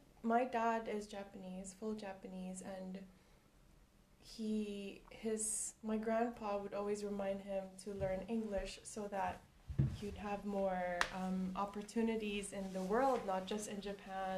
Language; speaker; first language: English; non-native, local second language; Cebuano